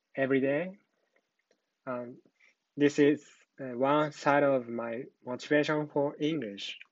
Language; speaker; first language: English; non-native, learner; Japanese